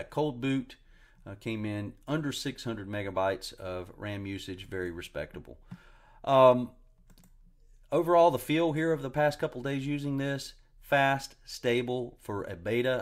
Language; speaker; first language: English; native; English